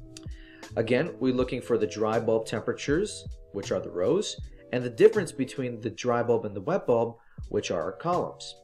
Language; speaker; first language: English; native; English